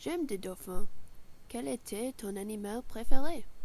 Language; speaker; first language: French; non-native, learner; English